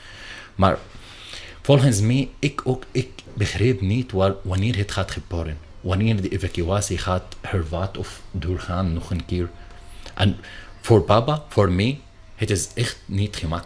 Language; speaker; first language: Dutch; non-native, learner; Arabic